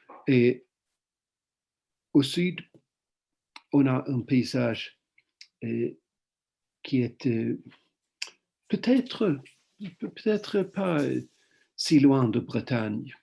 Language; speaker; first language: French; non-native, fluent; Swedish